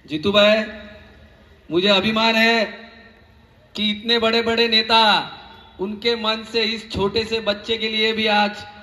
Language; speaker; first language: Hindi; non-native, local second language; Marathi